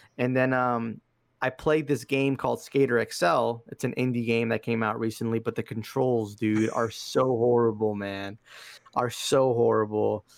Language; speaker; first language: English; early bilingual, other home language; Arabic